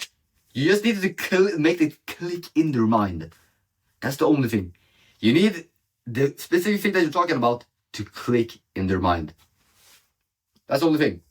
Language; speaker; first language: English; non-native, fluent; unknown